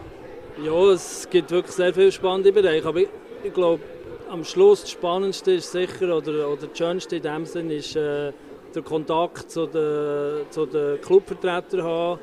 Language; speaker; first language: German; native; German